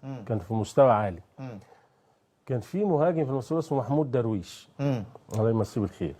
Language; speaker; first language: Arabic; native; Arabic